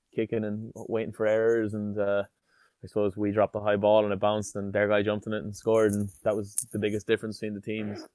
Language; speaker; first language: English; native; English